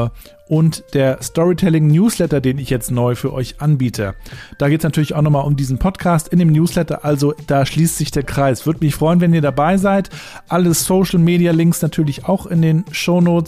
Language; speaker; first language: German; native; German